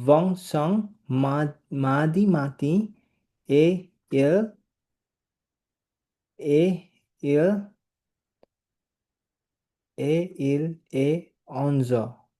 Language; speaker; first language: French; non-native, learner; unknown